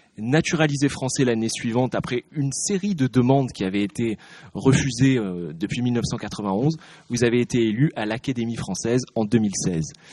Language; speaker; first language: French; native; French